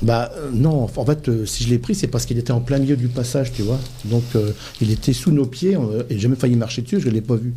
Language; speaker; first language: French; native; French